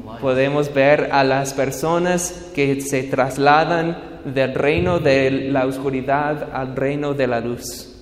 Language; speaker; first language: Spanish; non-native, learner; English